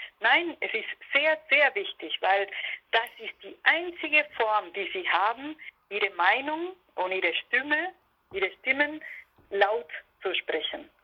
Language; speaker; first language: German; non-native, fluent; Spanish